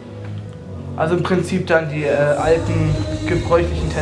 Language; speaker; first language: German; native; German